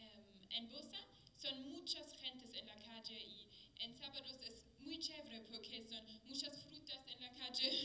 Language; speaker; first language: Spanish; non-native, learner; German